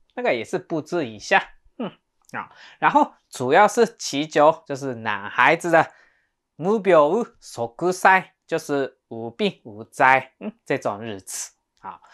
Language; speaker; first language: Chinese; non-native, fluent; Japanese